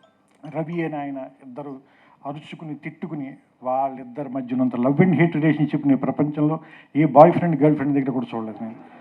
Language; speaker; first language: Telugu; native; Telugu